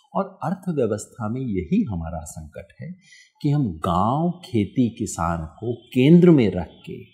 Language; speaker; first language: Hindi; native; Hindi